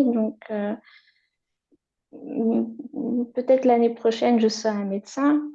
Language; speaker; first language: French; non-native, fluent; German